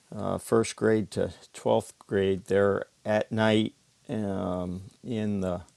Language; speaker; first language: English; native; English